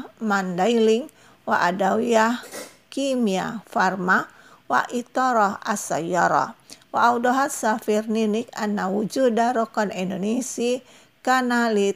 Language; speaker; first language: Arabic; non-native, fluent; Indonesian